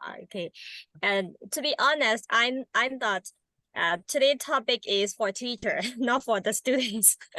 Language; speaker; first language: English; non-native, learner; Burmese